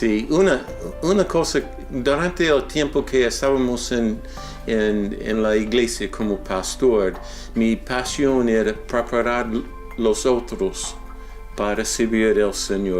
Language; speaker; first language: Spanish; non-native, fluent; English